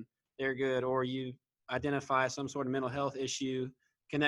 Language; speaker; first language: English; native; English